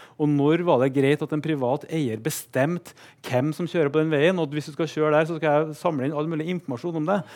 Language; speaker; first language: Norwegian; native; Norwegian